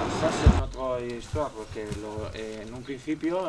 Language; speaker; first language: French; non-native, fluent; Spanish